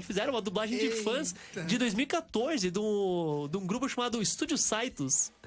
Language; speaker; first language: Portuguese; native; Portuguese